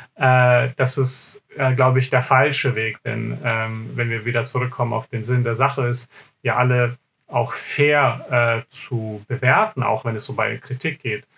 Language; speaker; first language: German; early bilingual, other home language; Serbian